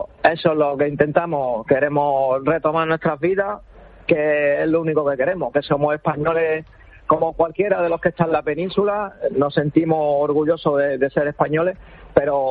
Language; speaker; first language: Spanish; native; Spanish